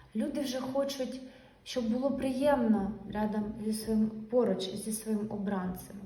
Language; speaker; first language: Ukrainian; non-native, local second language; Russian